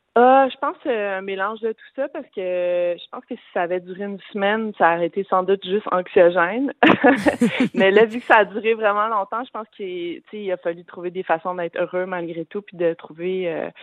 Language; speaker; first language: French; native; French